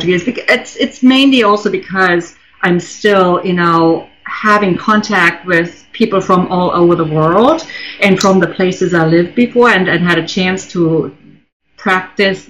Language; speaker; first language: English; non-native, fluent; German